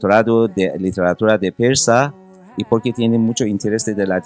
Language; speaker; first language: Spanish; non-native, learner; Persian